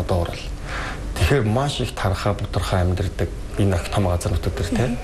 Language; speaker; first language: Mongolian; native; Mongolian